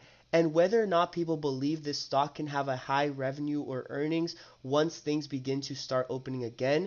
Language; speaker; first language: English; native; English